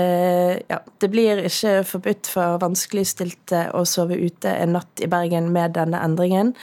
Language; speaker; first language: Norwegian; native; Norwegian